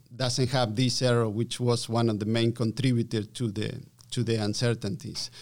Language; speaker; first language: English; non-native, fluent; Spanish